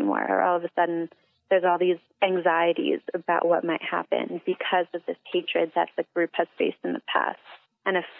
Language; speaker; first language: English; native; English